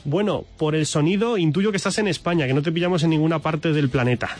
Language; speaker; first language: Spanish; native; Spanish